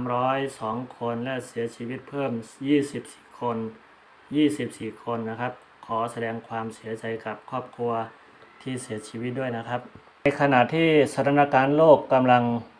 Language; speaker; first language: Thai; non-native, local second language; Shan